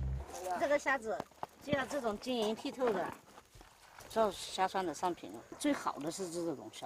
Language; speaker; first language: Chinese; native; Chinese